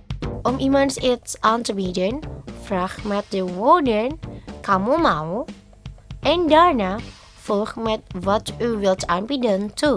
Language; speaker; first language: Dutch; non-native, learner; Indonesian